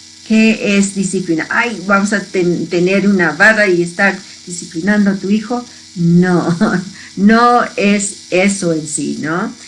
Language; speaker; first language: Spanish; early bilingual, heritage; Spanish